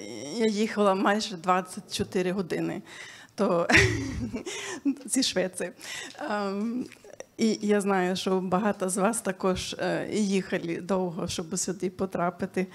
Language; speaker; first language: Ukrainian; non-native, fluent; Swedish